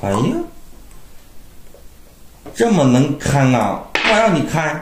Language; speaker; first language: Chinese; native; Chinese